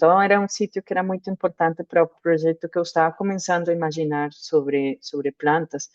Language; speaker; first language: Portuguese; non-native, fluent; Spanish